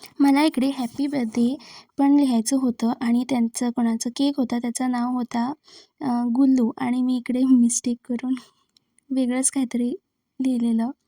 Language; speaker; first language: Marathi; non-native, local second language; Konkani